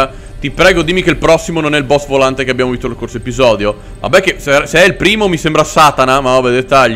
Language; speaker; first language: Italian; native; Italian